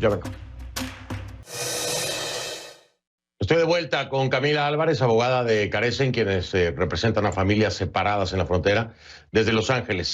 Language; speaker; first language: Spanish; native; Spanish